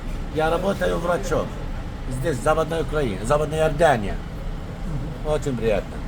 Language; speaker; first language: Russian; non-native, learner; Arabic